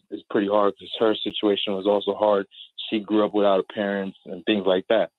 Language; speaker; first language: English; native; English